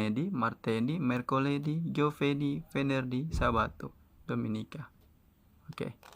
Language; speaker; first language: Italian; non-native, learner; Indonesian